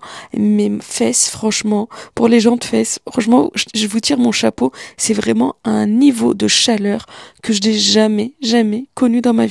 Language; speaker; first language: French; early bilingual, other home language; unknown